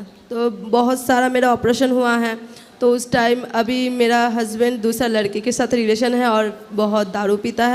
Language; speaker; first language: Hindi; non-native, local second language; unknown